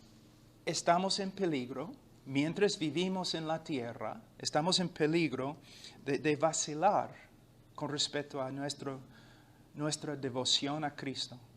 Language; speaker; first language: Spanish; non-native, fluent; English